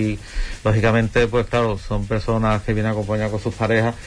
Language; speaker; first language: Spanish; native; Spanish